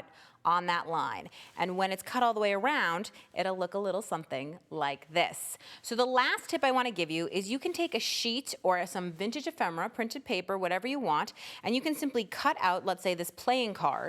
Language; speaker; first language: English; native; English